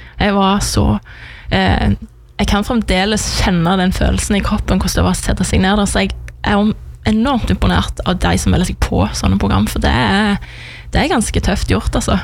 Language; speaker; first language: Norwegian; native; Norwegian